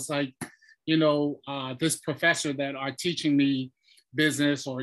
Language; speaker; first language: English; early bilingual, other home language; Tongan